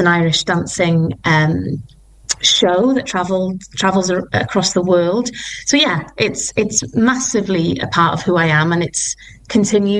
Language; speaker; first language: English; non-native, local second language; Welsh